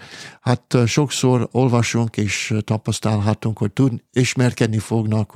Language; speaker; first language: Hungarian; non-native, fluent; English